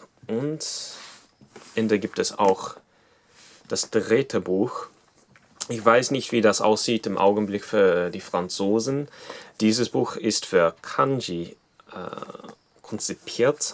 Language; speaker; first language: German; non-native, fluent; English